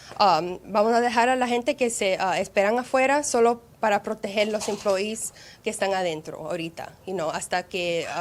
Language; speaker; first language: Spanish; early bilingual, heritage; Spanish